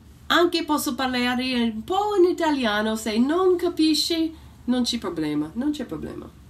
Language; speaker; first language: Italian; non-native, learner; English